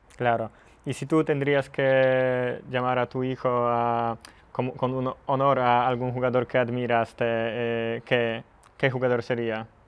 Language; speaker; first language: Spanish; non-native, fluent; Polish